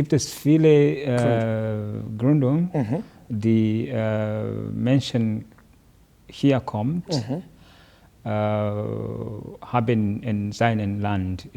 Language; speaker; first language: German; non-native, learner; Kinyarwanda